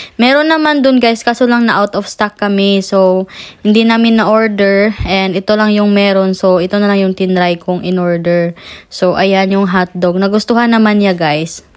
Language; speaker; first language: Filipino; non-native, local second language; Cebuano